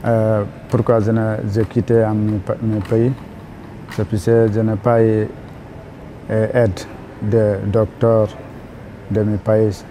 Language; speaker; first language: Spanish; non-native, learner; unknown